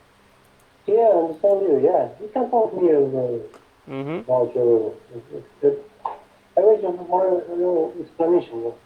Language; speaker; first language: English; non-native, learner; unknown